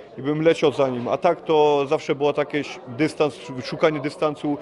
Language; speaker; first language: Polish; early bilingual, heritage; Polish